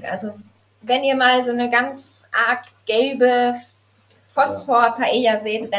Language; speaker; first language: German; native; German